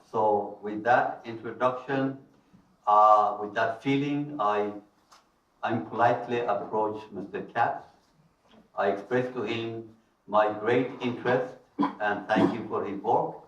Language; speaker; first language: English; non-native, fluent; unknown